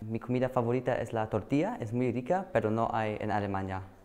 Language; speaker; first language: Spanish; non-native, learner; German